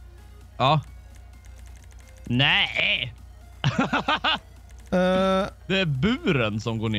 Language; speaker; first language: Swedish; native; Swedish